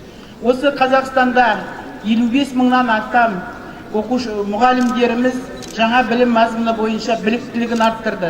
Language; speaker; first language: Kazakh; native; Kazakh